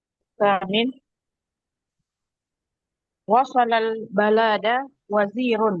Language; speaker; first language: Arabic; non-native, learner; Indonesian